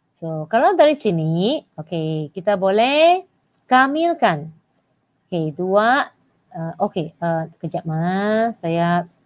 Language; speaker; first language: Malay; non-native, local second language; Chinese